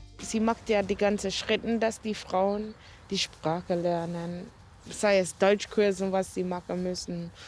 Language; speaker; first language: German; non-native, fluent; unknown